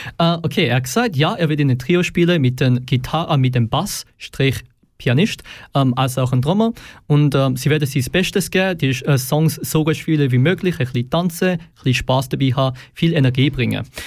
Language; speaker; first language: German; native; German